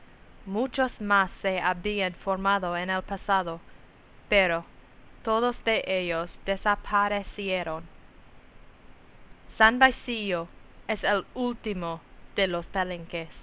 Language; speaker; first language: Spanish; non-native, learner; English